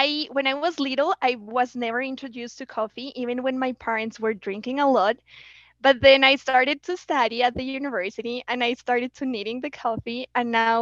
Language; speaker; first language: English; non-native, fluent; Spanish